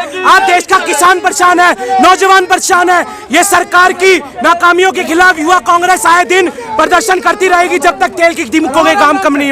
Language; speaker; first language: Hindi; native; Hindi